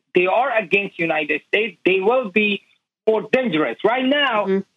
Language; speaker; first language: English; non-native, learner; Persian